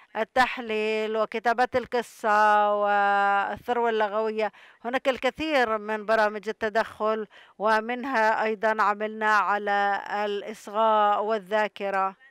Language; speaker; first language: Arabic; non-native, local second language; Hebrew